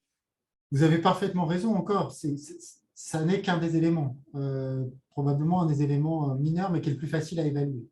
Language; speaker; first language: French; native; French